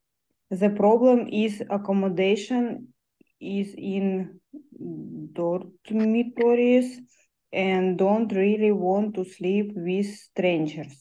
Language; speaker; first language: English; non-native, learner; Russian